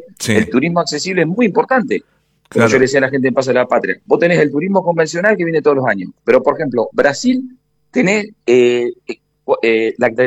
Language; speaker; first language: Spanish; native; Spanish